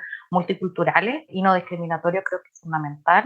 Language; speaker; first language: Spanish; native; Spanish